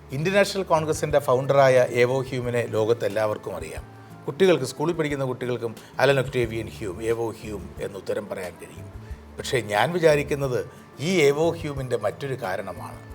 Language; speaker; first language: Malayalam; native; Malayalam